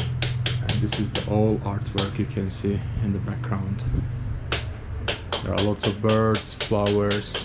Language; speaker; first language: English; non-native, fluent; Azerbaijani